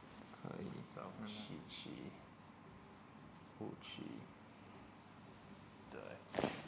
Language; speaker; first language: Chinese; non-native, learner; English